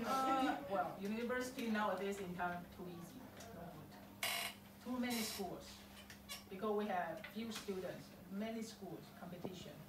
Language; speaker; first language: English; non-native, fluent; Chinese